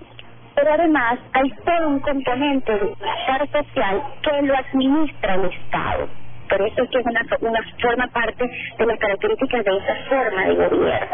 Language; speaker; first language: Spanish; native; Spanish